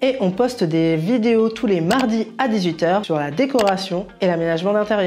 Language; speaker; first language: French; native; French